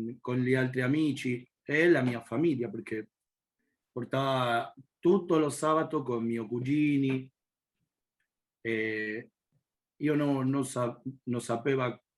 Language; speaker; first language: Italian; non-native, learner; Spanish